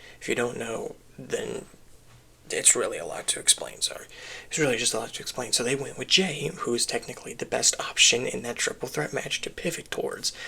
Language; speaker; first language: English; native; English